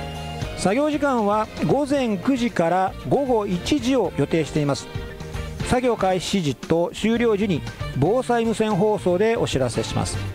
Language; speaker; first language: Japanese; native; Japanese